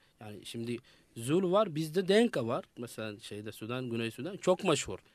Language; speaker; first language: Turkish; non-native, fluent; Arabic